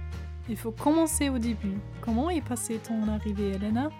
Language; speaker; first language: French; non-native, fluent; German